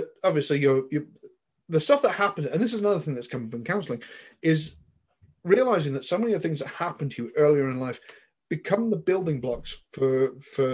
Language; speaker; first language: English; native; English